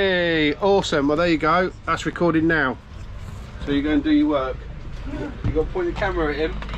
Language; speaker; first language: English; native; English